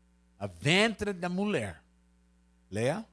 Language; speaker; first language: Portuguese; non-native, learner; Spanish